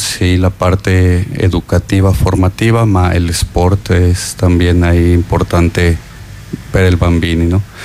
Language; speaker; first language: Italian; non-native, learner; Spanish